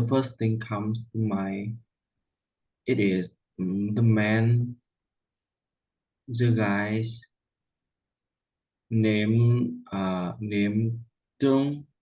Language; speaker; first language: English; non-native, learner; Vietnamese